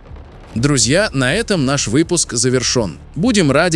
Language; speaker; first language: Russian; native; Russian